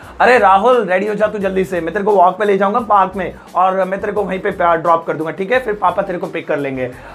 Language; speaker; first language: Hindi; native; Hindi